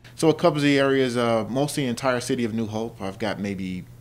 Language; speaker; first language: English; native; English